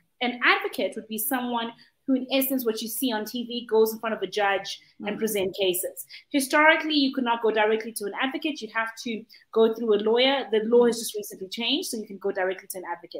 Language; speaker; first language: English; non-native, local second language; Zulu